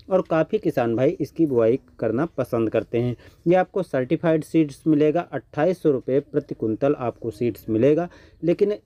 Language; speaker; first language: Hindi; native; Hindi